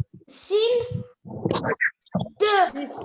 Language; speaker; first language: French; non-native, learner; Arabic